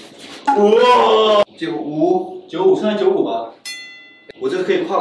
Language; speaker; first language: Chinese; native; Chinese